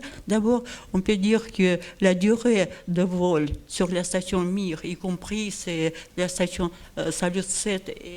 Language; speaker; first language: French; non-native, learner; Russian